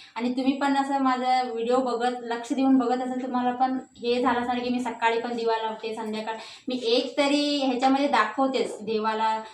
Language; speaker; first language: Marathi; non-native, local second language; Hindi